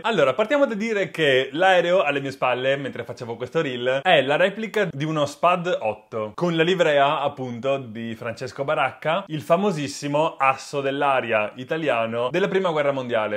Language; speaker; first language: Italian; native; Italian